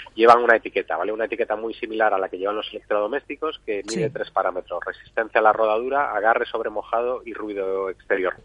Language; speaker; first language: Spanish; native; Spanish